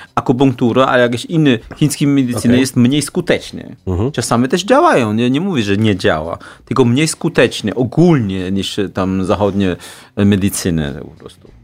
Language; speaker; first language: Polish; non-native, fluent; Chinese